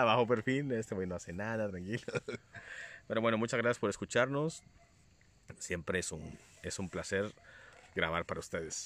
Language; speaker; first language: Spanish; native; Spanish